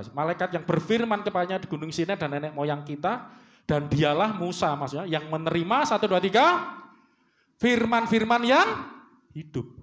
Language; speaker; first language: Indonesian; native; Indonesian